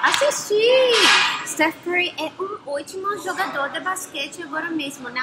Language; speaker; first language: Portuguese; non-native, learner; English